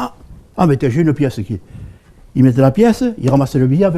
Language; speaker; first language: French; native; French